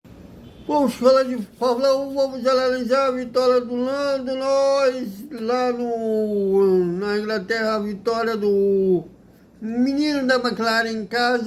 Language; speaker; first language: Portuguese; native; Portuguese